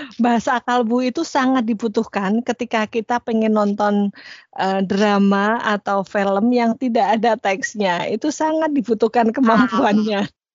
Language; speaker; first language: Indonesian; native; Indonesian